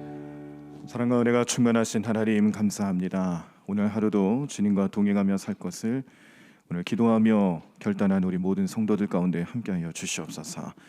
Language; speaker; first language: Korean; native; Korean